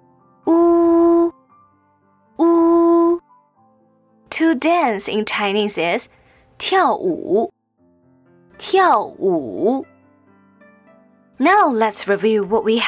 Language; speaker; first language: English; non-native, fluent; Chinese